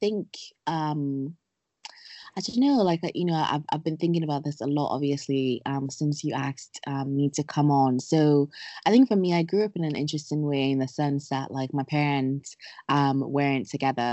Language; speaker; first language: English; non-native, local second language; Akan